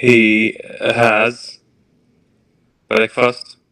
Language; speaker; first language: English; non-native, learner; Arabic